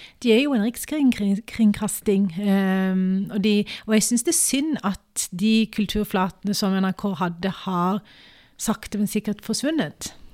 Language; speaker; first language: Norwegian; early bilingual, other home language; Urdu